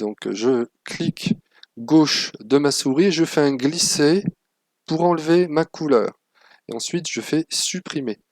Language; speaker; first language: French; native; French